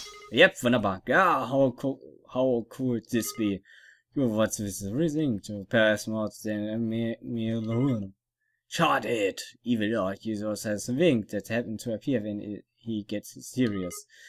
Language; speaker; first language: English; non-native, learner; German